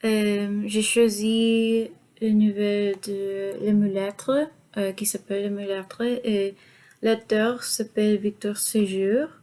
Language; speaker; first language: French; non-native, learner; Spanish